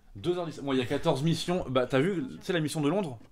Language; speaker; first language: French; native; French